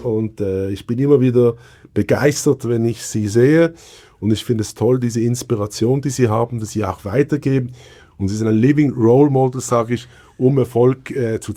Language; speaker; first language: German; native; German